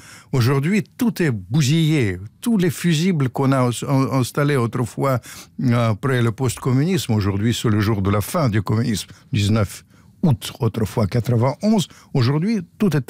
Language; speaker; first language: French; non-native, fluent; Russian